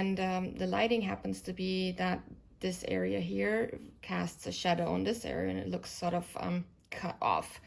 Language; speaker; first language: English; non-native, fluent; German